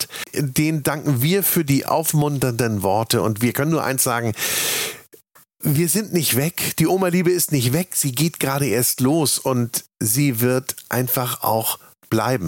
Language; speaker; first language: German; native; German